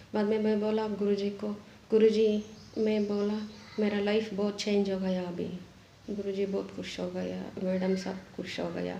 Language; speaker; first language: Hindi; non-native, local second language; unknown